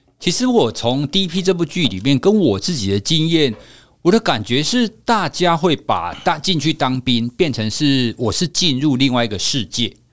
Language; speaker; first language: Chinese; native; Chinese